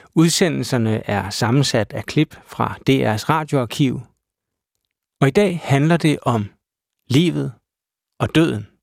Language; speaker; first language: Danish; native; Danish